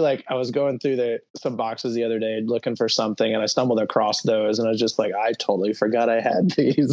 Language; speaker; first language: English; native; English